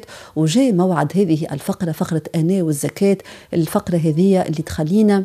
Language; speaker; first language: Arabic; native; Arabic